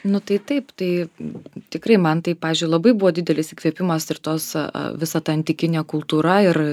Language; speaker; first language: Lithuanian; native; Lithuanian